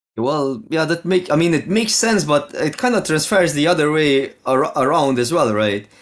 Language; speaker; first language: English; non-native, fluent; Slovenian